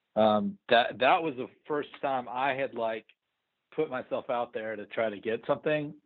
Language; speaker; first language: English; native; English